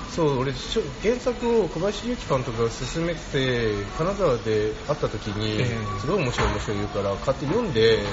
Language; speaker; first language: Japanese; native; Japanese